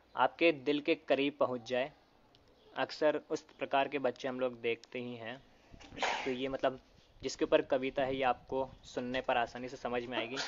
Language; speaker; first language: Hindi; native; Hindi